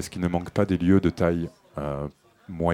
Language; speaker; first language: French; native; French